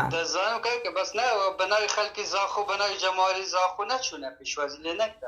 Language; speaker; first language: Central Kurdish; non-native, local second language; Kurdish